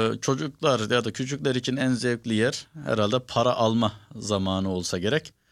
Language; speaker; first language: Turkish; early bilingual, heritage; Turkish